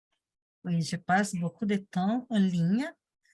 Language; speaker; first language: French; non-native, learner; Portuguese